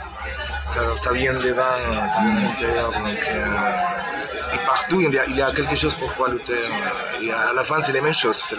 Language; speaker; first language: French; non-native, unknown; Spanish